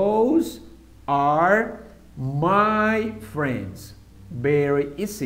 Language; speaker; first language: English; non-native, fluent; Spanish